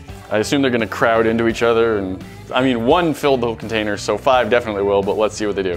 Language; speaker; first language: English; native; English